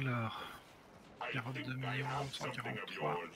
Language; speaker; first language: French; native; French